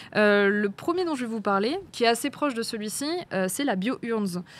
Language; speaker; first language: French; native; French